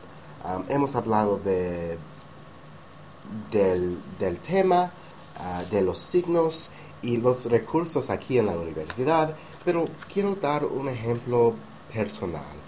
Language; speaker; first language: Spanish; non-native, learner; English